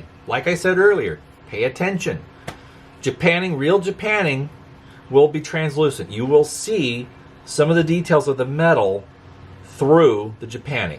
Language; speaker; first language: English; native; English